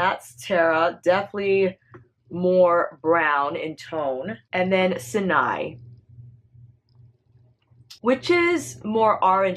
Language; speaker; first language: English; native; English